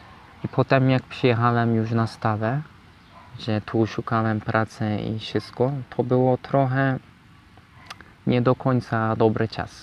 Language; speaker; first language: Polish; non-native, learner; Turkish